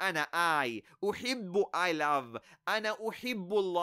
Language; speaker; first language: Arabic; non-native, fluent; English